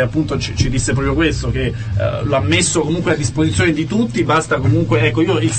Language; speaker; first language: Italian; native; Italian